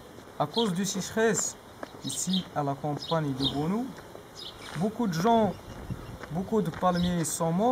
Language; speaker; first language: French; non-native, learner; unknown